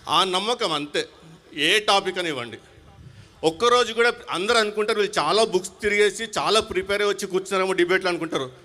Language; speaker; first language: Telugu; non-native, local second language; Hindi